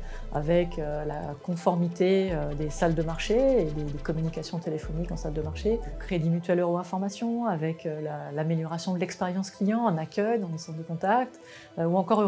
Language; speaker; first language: French; native; French